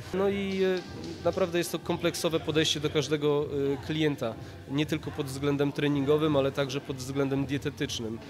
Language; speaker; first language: Polish; early bilingual, heritage; Polish